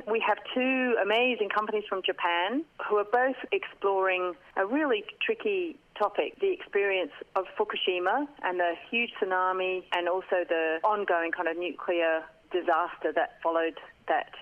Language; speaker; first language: English; native; English